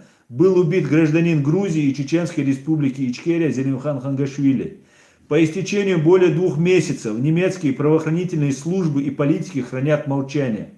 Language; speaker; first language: Russian; non-native, local second language; Chechen